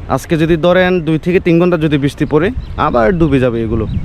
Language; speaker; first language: Bangla; native; Bangla